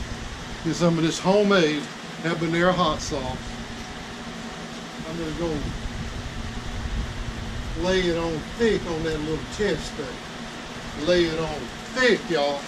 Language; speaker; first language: English; native; English